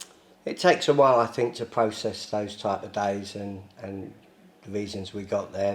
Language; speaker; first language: English; native; English